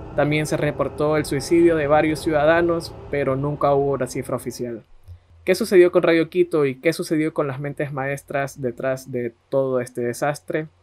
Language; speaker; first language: Spanish; native; Spanish